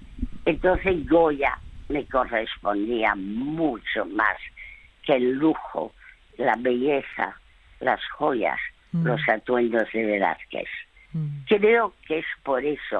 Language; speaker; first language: Spanish; early bilingual, other home language; French